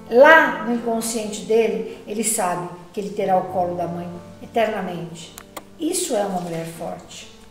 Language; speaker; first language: Portuguese; native; Portuguese